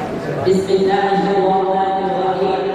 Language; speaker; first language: Arabic; non-native, learner; Urdu